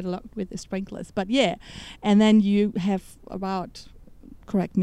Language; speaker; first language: English; non-native, fluent; German